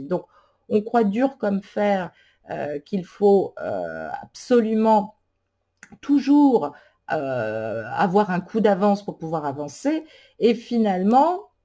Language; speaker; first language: French; native; French